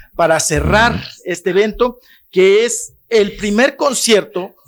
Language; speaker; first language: Spanish; native; Spanish